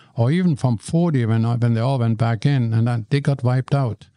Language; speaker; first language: English; non-native, fluent; German